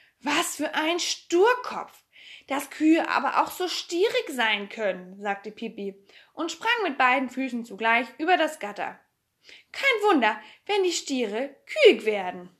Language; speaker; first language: German; native; German